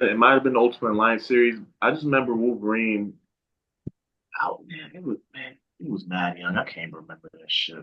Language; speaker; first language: English; native; English